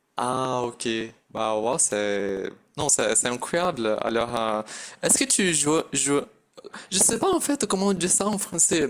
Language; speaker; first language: French; non-native, fluent; Portuguese